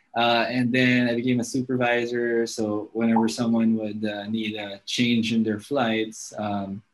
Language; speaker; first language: English; native; English